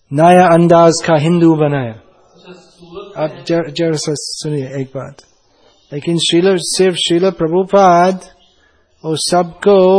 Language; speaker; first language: Hindi; non-native, fluent; English